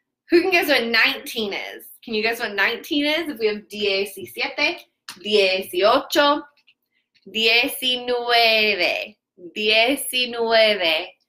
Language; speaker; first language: English; native; English